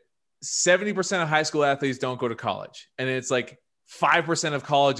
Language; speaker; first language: English; native; English